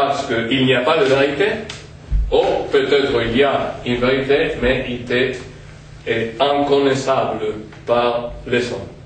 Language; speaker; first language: French; non-native, fluent; Spanish